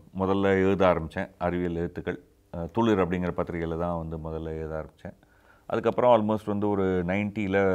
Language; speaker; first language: Tamil; native; Tamil